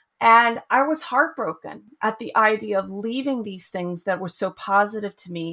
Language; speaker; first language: English; native; English